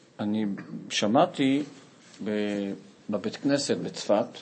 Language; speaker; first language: Hebrew; non-native, fluent; Portuguese